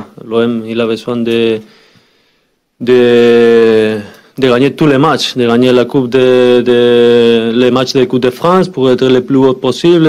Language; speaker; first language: French; non-native, learner; Spanish